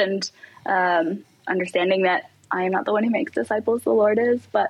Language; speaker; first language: English; native; English